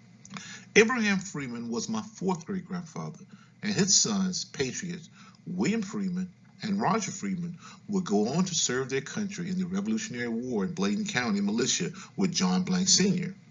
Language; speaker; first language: English; native; English